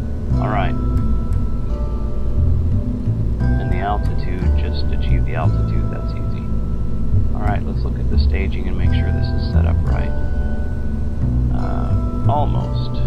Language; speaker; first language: English; native; English